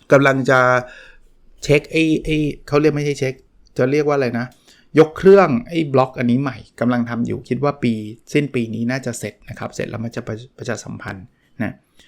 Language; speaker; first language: Thai; native; Thai